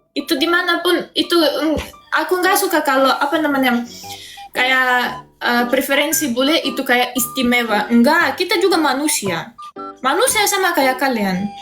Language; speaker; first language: Indonesian; non-native, fluent; Russian